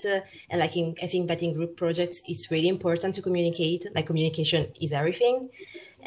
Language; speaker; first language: English; non-native, fluent; Italian